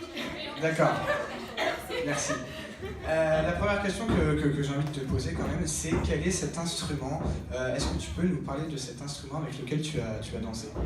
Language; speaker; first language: French; native; French